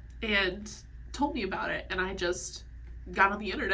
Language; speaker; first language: English; native; English